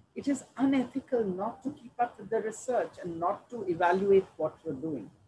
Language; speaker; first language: English; non-native, local second language; Punjabi